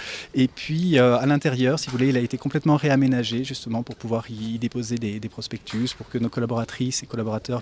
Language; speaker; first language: French; native; French